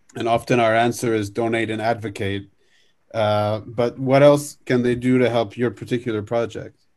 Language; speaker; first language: English; native; English